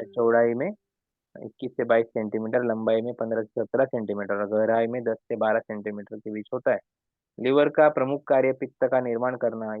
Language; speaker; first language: Hindi; non-native, local second language; Marathi